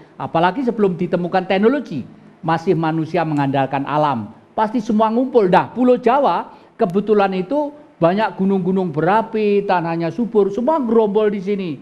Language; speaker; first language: Indonesian; non-native, local second language; Javanese